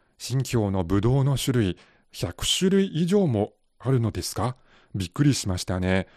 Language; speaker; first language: Japanese; non-native, fluent; Chinese